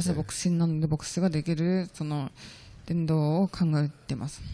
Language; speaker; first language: Japanese; non-native, learner; Korean